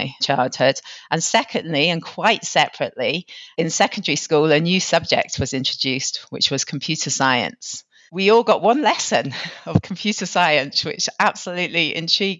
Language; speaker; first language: English; native; English